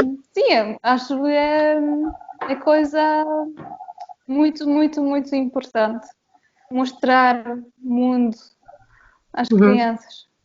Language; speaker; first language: Portuguese; non-native, fluent; Polish